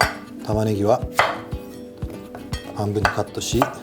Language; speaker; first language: Japanese; native; Japanese